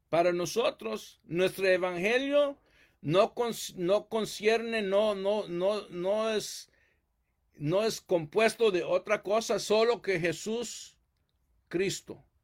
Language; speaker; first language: Spanish; early bilingual, heritage; Spanish